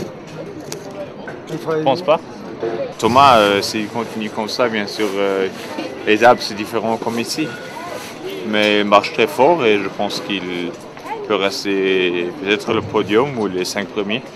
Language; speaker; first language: French; non-native, local second language; Luxembourgish